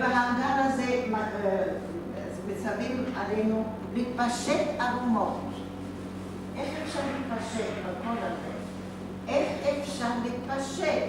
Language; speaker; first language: Hebrew; non-native, fluent; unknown